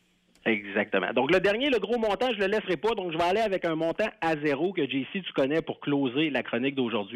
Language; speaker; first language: French; native; French